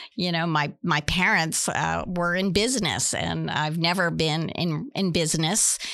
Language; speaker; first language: English; native; English